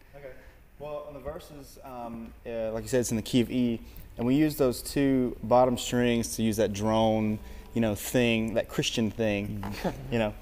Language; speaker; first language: English; native; English